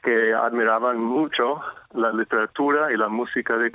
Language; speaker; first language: Spanish; non-native, fluent; English